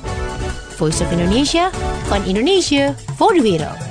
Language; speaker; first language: Dutch; non-native, learner; Indonesian